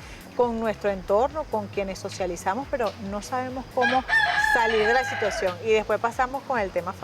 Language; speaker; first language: Spanish; native; Spanish